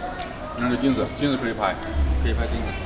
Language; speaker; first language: Chinese; non-native, fluent; Amharic